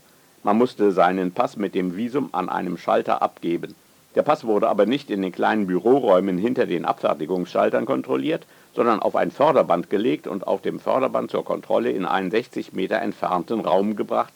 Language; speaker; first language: German; native; German